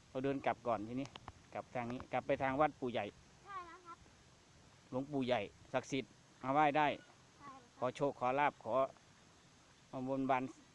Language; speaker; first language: Thai; native; Thai